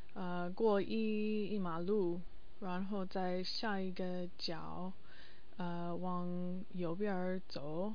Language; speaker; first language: Chinese; non-native, learner; English